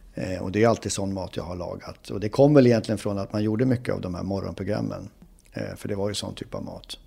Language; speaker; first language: Swedish; native; Swedish